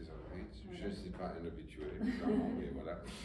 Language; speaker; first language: French; non-native, fluent; English